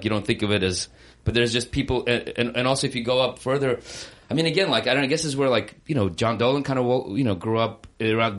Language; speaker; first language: English; native; English